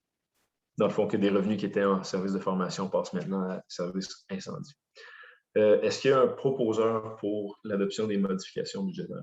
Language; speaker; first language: French; native; French